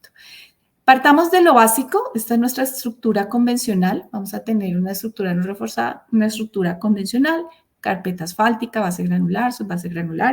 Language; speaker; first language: Spanish; native; Spanish